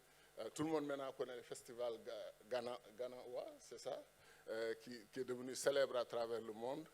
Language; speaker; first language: French; non-native, local second language; Wolof